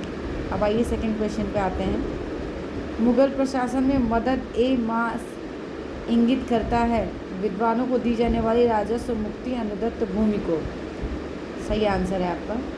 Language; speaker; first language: Hindi; native; Hindi